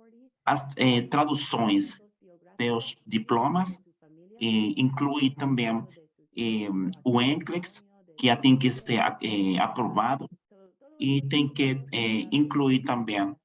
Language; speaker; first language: Portuguese; non-native, fluent; Spanish